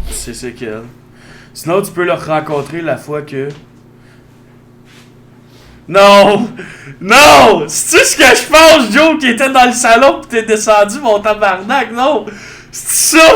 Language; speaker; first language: French; native; French